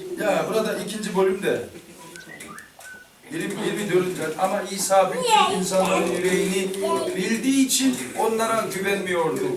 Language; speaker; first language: Turkish; non-native, learner; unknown